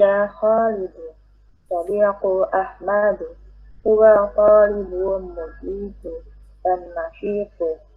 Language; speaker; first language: Arabic; non-native, learner; Indonesian